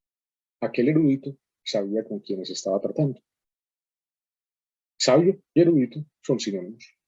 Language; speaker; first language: Spanish; native; Spanish